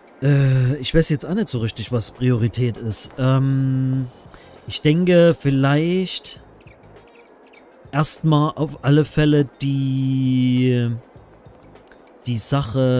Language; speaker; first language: German; native; German